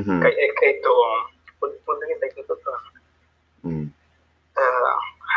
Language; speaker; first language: Greek; non-native, learner; Spanish